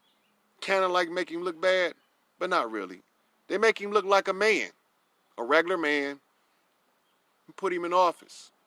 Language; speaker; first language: English; native; English